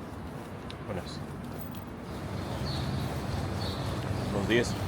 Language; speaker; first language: Spanish; non-native, learner; English